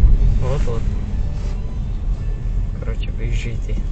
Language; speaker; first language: Russian; non-native, local second language; Kyrgyz